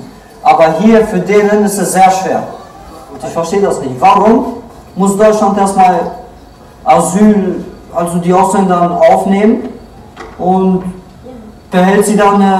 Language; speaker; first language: German; early bilingual, other home language; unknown